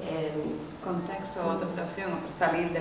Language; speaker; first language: Spanish; native; Spanish